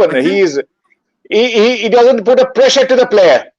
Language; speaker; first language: English; non-native, local second language; Bangla